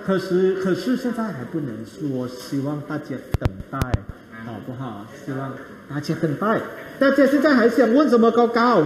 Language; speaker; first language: Chinese; non-native, fluent; Thai